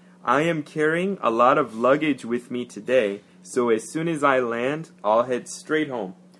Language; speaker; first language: English; native; English